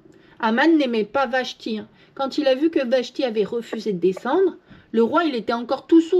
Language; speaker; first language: French; native; French